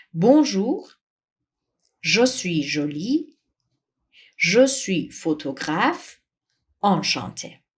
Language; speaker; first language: French; non-native, fluent; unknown